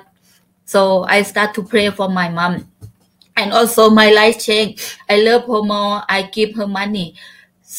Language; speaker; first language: English; non-native, learner; Thai